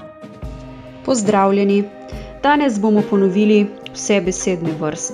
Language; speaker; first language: Slovenian; native; Slovenian